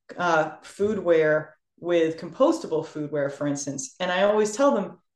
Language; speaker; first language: English; native; English